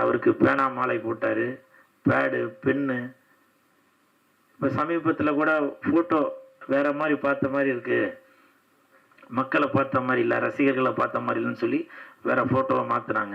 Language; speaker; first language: Tamil; native; Tamil